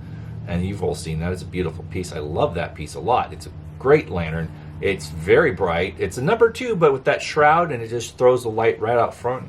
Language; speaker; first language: English; native; English